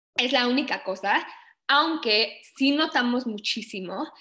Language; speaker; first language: Spanish; early bilingual, other home language; English